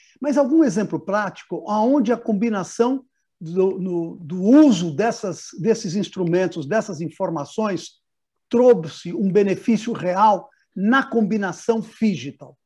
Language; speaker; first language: Portuguese; native; Portuguese